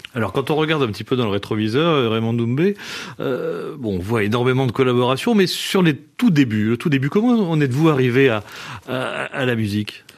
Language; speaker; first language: French; native; French